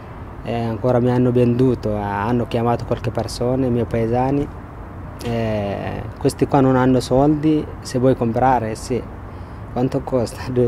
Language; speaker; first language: Italian; non-native, learner; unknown